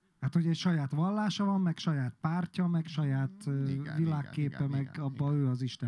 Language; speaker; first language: Hungarian; native; Hungarian